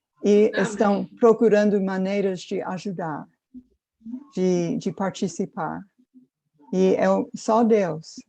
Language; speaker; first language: Portuguese; non-native, fluent; English